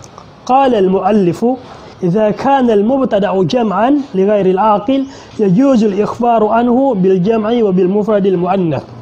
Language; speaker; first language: Arabic; non-native, fluent; Filipino